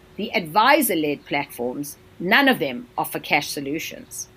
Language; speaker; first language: English; native; English